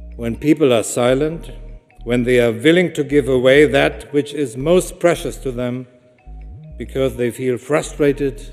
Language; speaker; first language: English; non-native, fluent; German